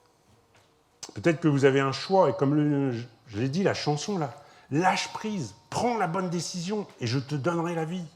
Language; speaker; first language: French; native; French